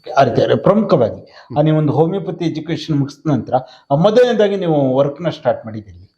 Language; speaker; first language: Kannada; native; Kannada